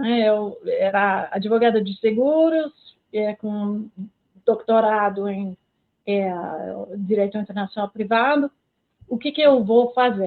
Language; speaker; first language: Portuguese; non-native, fluent; French